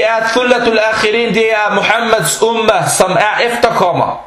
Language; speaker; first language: Danish; non-native, local second language; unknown